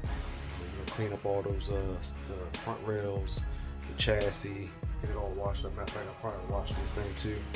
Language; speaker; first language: English; native; English